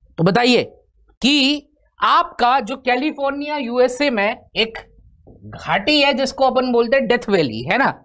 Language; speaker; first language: Hindi; native; Hindi